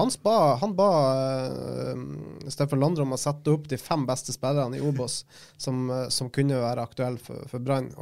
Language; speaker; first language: Norwegian; native; Norwegian